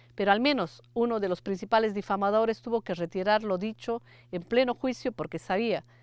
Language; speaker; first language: Spanish; native; Spanish